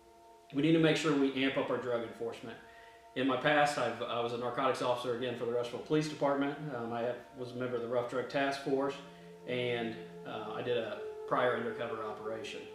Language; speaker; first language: English; native; English